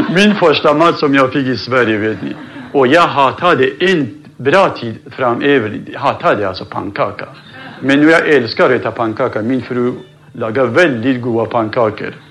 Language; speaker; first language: Swedish; non-native, fluent; Central Kurdish